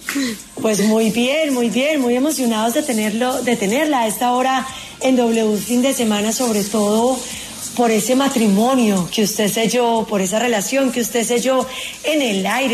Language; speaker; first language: Spanish; native; Spanish